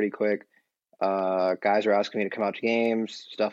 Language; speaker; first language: English; native; English